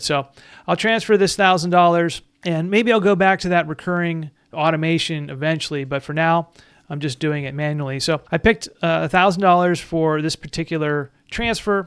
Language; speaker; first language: English; native; English